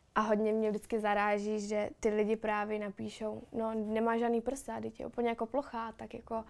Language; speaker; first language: Czech; native; Czech